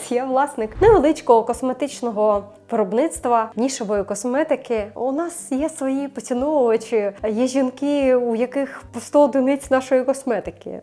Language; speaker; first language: Ukrainian; non-native, local second language; Russian